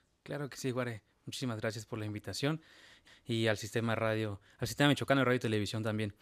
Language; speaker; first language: Spanish; native; Spanish